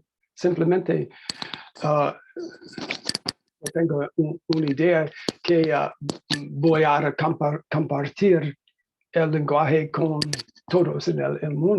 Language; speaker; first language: Spanish; non-native, learner; English